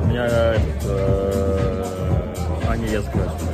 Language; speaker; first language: Russian; native; Russian